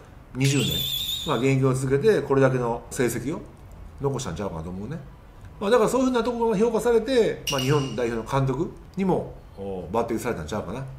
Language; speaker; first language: Japanese; native; Japanese